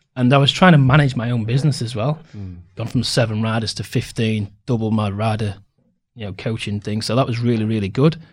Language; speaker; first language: English; native; English